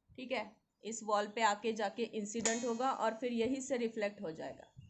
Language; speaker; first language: Hindi; non-native, local second language; Marathi